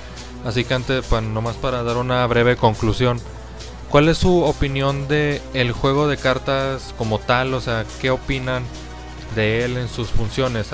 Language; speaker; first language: Spanish; native; Spanish